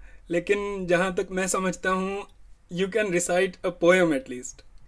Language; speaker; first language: Hindi; native; Hindi